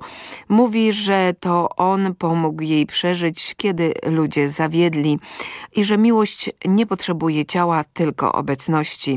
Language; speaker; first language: Polish; native; Polish